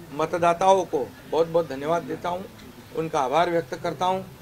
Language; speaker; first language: Hindi; non-native, local second language; Marathi